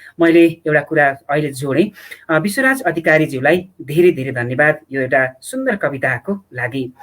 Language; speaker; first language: Nepali; native; Nepali